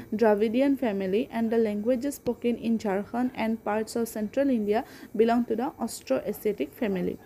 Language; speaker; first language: English; non-native, local second language; Assamese